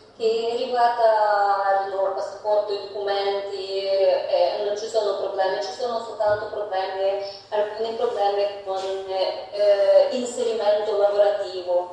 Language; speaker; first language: Italian; non-native, fluent; Ukrainian